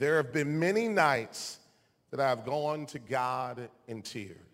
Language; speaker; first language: English; native; English